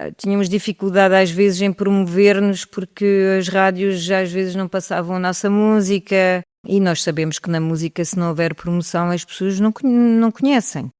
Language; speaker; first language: Portuguese; early bilingual, heritage; French